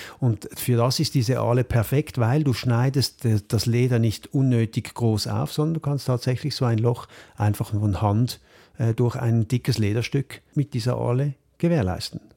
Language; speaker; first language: German; native; German